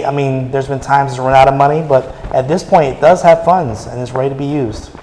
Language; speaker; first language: English; native; English